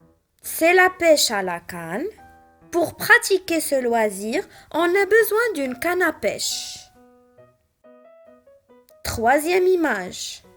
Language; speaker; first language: French; non-native, local second language; Arabic